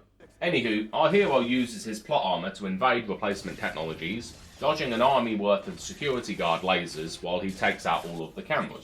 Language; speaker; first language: English; native; English